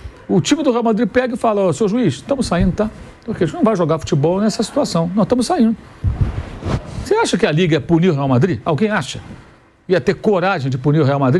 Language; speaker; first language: Portuguese; native; Portuguese